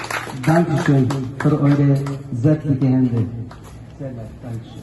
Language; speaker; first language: German; non-native, learner; Kurdish